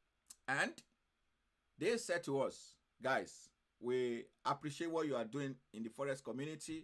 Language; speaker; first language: English; non-native, fluent; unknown